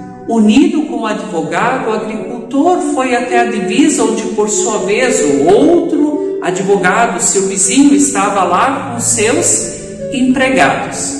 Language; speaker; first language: Portuguese; native; Portuguese